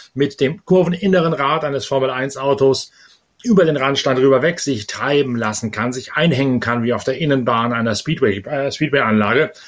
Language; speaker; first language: German; native; German